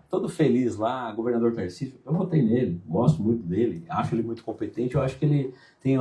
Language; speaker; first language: Portuguese; native; Portuguese